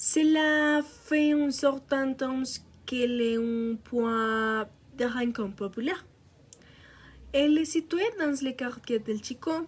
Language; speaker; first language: French; non-native, learner; Spanish